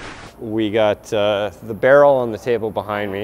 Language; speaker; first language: English; native; English